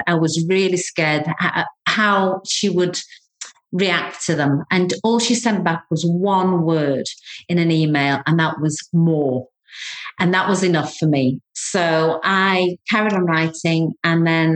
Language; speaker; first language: English; native; English